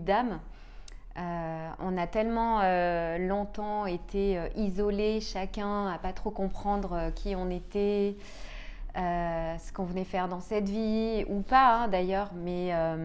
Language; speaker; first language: French; native; French